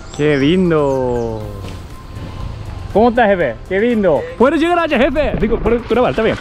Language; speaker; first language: Spanish; non-native, learner; Japanese